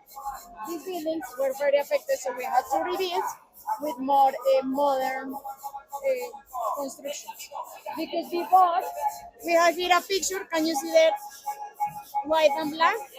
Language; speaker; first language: English; non-native, fluent; Spanish